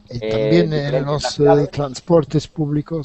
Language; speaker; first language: Spanish; non-native, learner; French